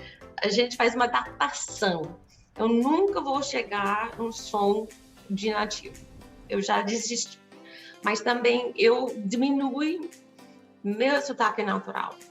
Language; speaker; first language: Portuguese; non-native, fluent; English